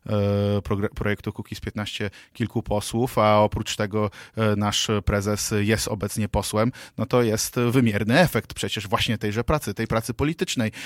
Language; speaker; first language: Polish; native; Polish